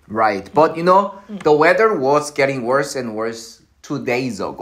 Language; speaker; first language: English; non-native, fluent; Korean